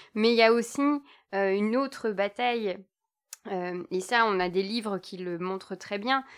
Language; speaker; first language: French; native; French